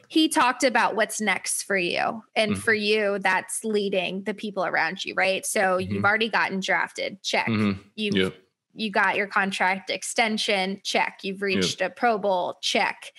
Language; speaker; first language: English; native; English